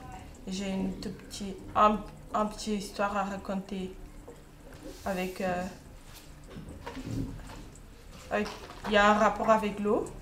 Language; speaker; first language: French; non-native, learner; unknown